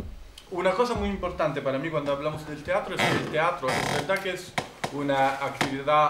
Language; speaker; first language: Spanish; non-native, fluent; Italian